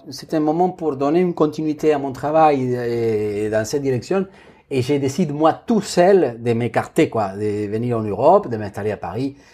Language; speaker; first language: French; non-native, fluent; Spanish